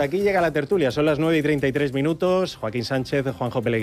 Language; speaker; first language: Spanish; native; Spanish